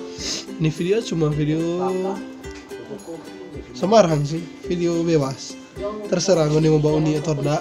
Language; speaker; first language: Indonesian; non-native, local second language; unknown